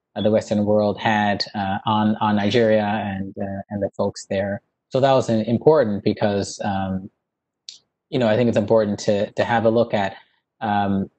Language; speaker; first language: English; native; English